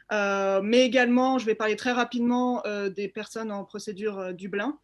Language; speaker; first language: French; native; French